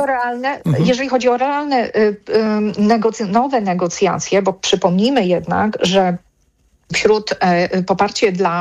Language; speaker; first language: Polish; native; Polish